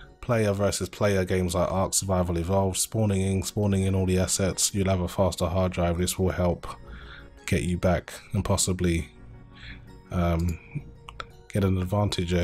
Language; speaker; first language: English; native; English